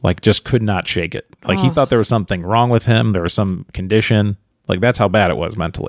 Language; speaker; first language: English; native; English